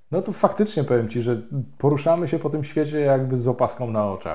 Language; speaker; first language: Polish; native; Polish